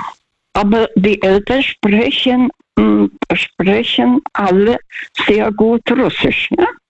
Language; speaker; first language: German; non-native, fluent; Russian